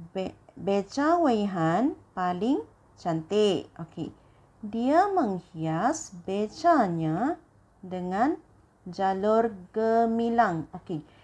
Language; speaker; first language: Malay; non-native, local second language; Chinese